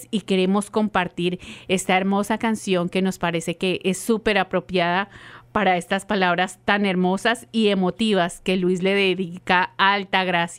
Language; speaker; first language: Spanish; native; Spanish